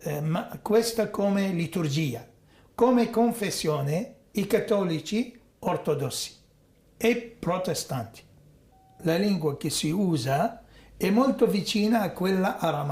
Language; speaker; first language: Italian; non-native, fluent; Arabic